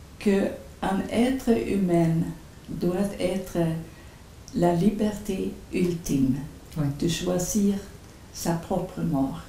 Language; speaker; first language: French; non-native, fluent; Swedish